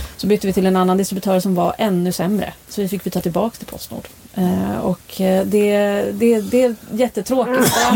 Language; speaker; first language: Swedish; native; Swedish